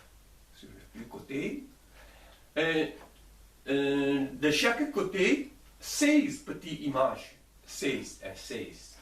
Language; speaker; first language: French; non-native, learner; Chinese